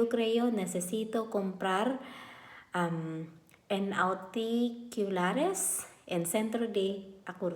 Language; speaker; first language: Spanish; non-native, learner; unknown